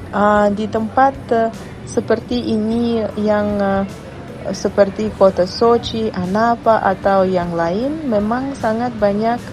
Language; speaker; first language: Indonesian; non-native, fluent; Russian